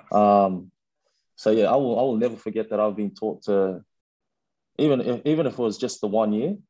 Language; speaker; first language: English; early bilingual, other home language; Fijian